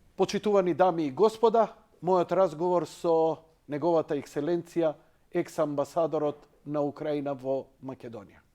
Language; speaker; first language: Macedonian; native; Macedonian